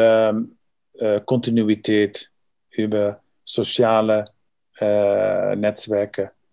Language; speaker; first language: German; non-native, learner; Dutch